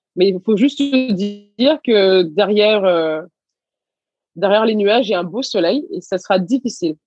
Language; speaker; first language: French; early bilingual, other home language; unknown